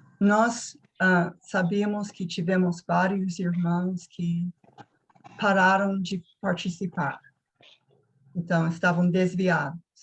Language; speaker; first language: Portuguese; non-native, fluent; English